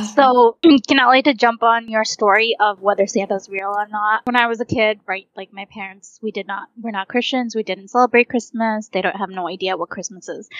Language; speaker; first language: English; native; English